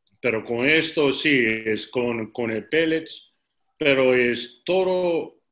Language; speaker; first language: Spanish; non-native, learner; English